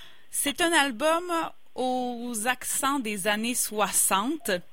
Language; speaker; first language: French; native; French